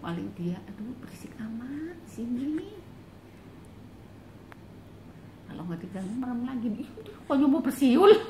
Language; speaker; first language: Indonesian; native; Indonesian